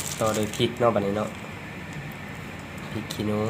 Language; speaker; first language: Thai; non-native, local second language; Northeastern Thai